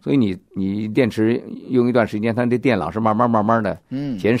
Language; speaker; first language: Chinese; native; Chinese